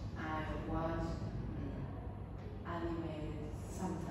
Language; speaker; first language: English; non-native, learner; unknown